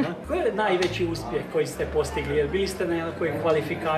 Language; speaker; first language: Croatian; early bilingual, heritage; Croatian